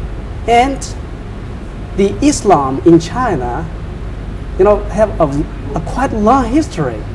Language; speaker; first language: English; non-native, fluent; Chinese